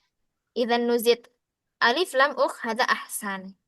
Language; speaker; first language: Arabic; non-native, fluent; Indonesian